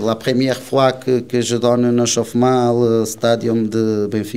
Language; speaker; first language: French; non-native, learner; Portuguese